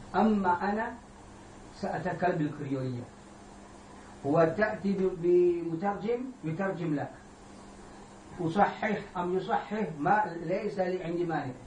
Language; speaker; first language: Arabic; non-native, fluent; Morisyen